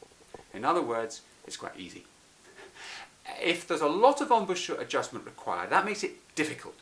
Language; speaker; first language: English; native; English